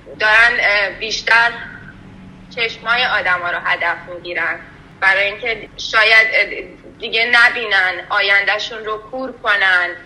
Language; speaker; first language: Persian; native; Persian